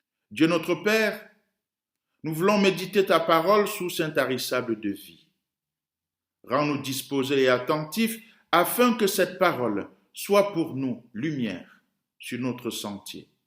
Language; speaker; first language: French; native; French